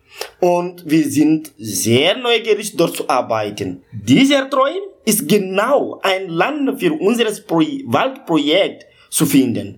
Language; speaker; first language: German; non-native, learner; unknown